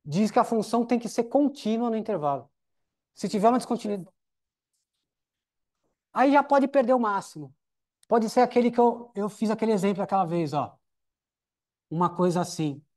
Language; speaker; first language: Portuguese; native; Portuguese